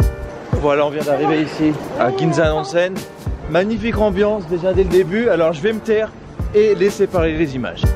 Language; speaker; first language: French; native; French